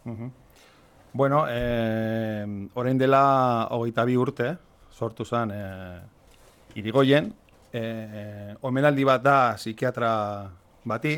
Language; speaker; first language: Basque; non-native, local second language; Spanish